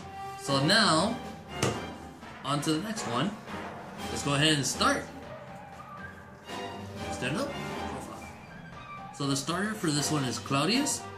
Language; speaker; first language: English; native; English